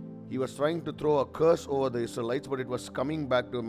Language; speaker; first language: English; non-native, local second language; Tamil